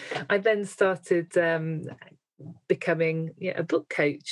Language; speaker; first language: English; native; English